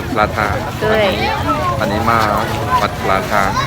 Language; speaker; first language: Thai; non-native, learner; Chinese